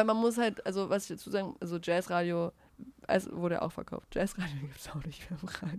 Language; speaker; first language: German; native; German